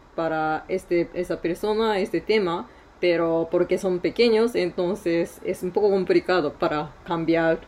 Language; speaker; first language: Spanish; non-native, learner; Japanese